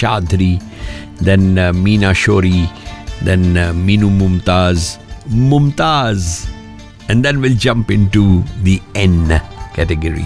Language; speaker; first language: Hindi; native; Hindi